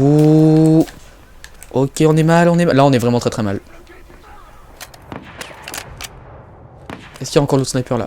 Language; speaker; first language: French; native; French